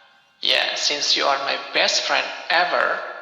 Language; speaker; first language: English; non-native, local second language; Indonesian